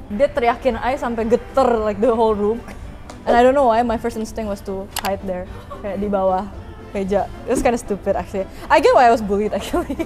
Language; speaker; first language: English; early bilingual, other home language; Indonesian